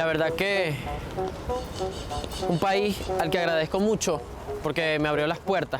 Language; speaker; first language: Spanish; native; Spanish